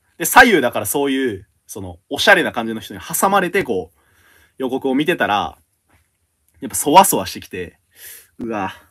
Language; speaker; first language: Japanese; native; Japanese